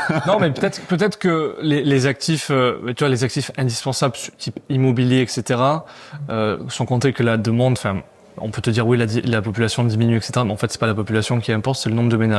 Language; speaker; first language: French; native; French